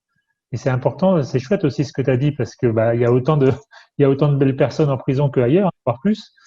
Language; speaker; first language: French; native; French